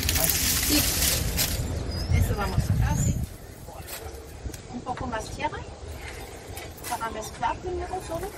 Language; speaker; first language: Spanish; non-native, learner; German